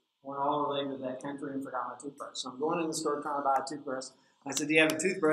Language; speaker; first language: English; native; English